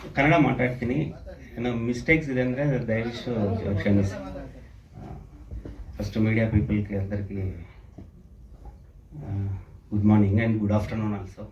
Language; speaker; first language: Kannada; non-native, learner; Telugu